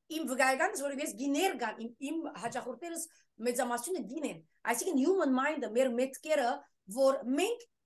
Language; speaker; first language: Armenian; early bilingual, heritage; Armenian